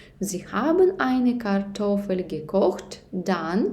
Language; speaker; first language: German; non-native, learner; Ukrainian